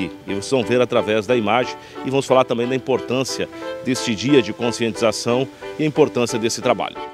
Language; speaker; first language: Portuguese; native; Portuguese